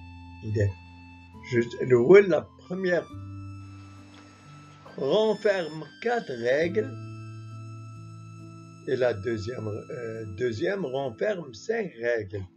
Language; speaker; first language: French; non-native, fluent; Arabic